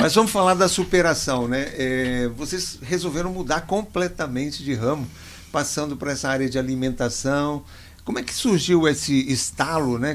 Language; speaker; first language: Portuguese; native; Portuguese